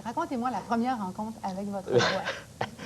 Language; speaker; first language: French; native; French